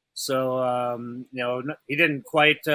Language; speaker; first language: English; native; English